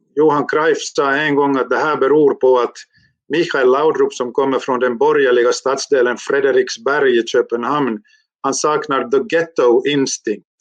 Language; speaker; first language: Swedish; native; Swedish